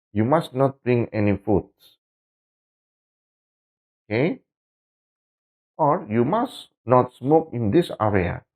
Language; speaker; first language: English; non-native, fluent; Indonesian